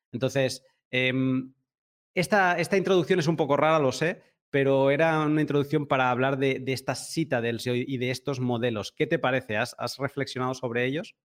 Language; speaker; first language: Spanish; native; Spanish